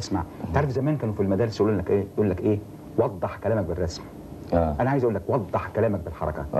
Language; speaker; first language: Arabic; native; Arabic